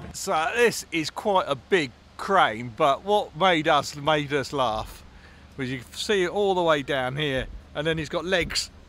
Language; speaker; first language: English; native; English